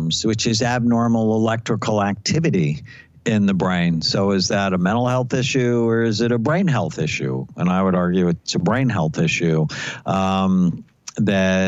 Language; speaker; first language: English; native; English